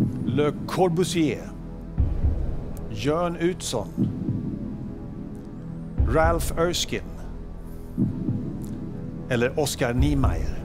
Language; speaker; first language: Swedish; native; Swedish